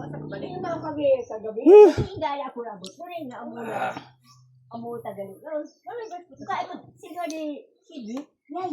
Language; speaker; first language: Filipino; non-native, local second language; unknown